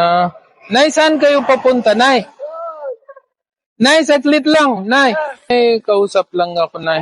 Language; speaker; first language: Filipino; non-native, learner; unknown